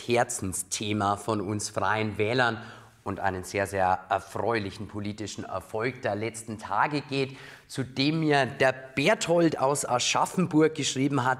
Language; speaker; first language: German; native; German